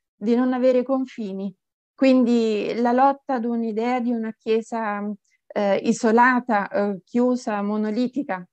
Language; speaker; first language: Italian; native; Italian